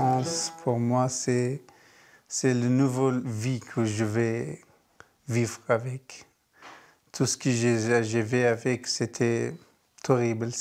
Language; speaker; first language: French; non-native, learner; Kurdish